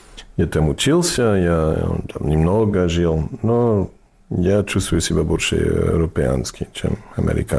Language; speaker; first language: Russian; non-native, fluent; English